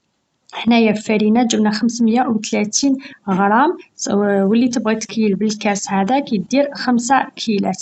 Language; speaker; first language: Arabic; native; Arabic